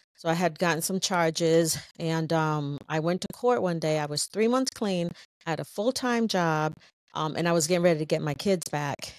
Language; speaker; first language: English; native; English